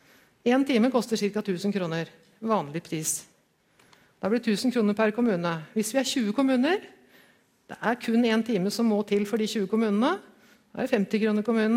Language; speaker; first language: Norwegian; native; Norwegian